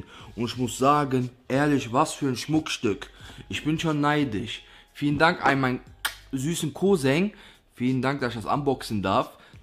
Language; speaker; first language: German; native; German